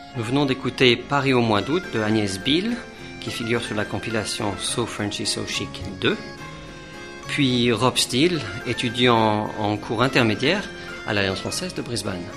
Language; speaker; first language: French; native; French